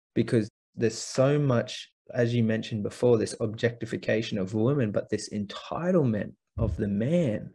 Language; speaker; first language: English; native; English